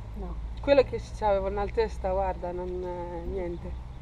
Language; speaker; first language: Italian; non-native, fluent; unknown